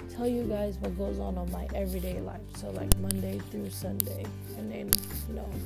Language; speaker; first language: English; non-native, local second language; Filipino